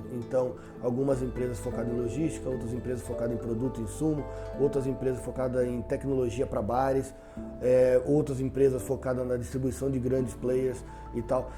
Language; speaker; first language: Portuguese; native; Portuguese